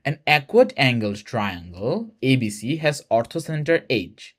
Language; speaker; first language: English; non-native, local second language; Bangla